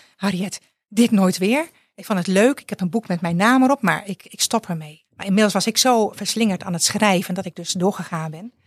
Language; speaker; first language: Dutch; native; Dutch